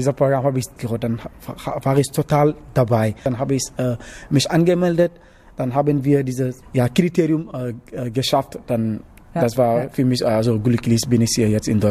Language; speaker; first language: German; non-native, learner; Wolof